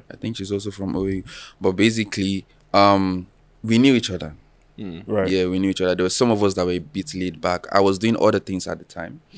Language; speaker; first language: English; non-native, local second language; Yoruba